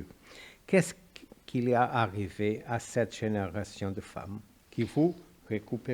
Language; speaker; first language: French; non-native, fluent; Portuguese